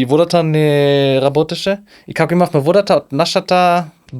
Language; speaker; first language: Macedonian; non-native, learner; German